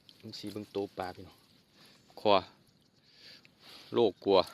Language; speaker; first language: Thai; non-native, local second language; Northeastern Thai